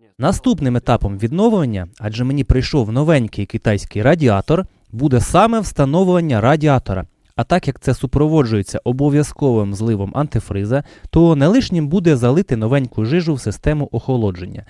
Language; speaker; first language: Ukrainian; non-native, local second language; Russian